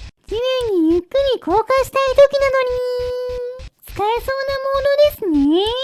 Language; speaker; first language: Japanese; native; Japanese